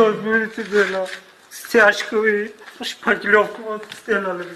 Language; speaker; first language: Russian; non-native, learner; Tajik